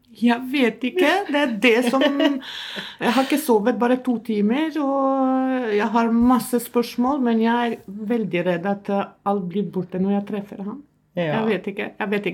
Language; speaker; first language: Norwegian; non-native, fluent; Albanian